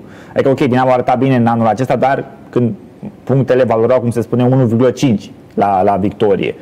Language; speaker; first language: Romanian; native; Romanian